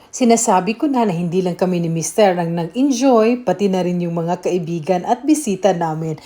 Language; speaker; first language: Filipino; native; Filipino